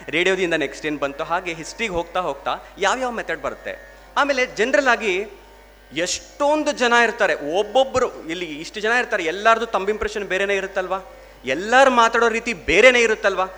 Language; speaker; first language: Kannada; non-native, local second language; Telugu